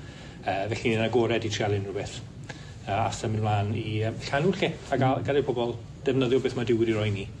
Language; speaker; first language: Welsh; native; Welsh